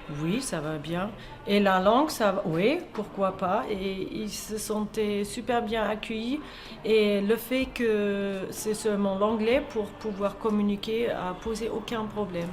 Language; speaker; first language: French; non-native, fluent; German